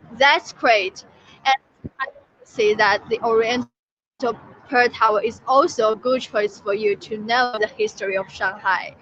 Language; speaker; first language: English; non-native, fluent; Chinese